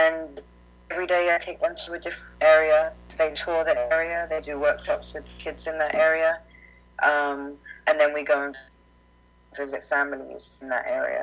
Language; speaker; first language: English; native; English